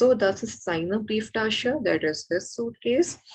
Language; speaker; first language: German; non-native, fluent; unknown